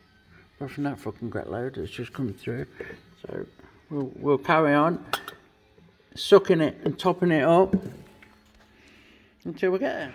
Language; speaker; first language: English; native; English